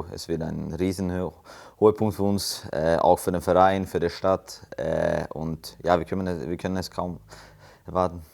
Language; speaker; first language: German; non-native, fluent; Swedish